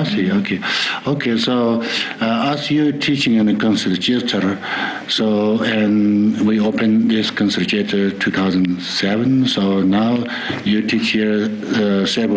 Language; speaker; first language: English; non-native, learner; Tibetan